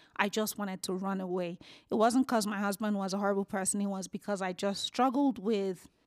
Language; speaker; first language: English; non-native, local second language; Yoruba